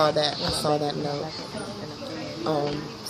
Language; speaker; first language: English; native; English